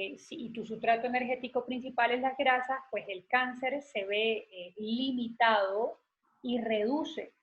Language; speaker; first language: Spanish; native; Spanish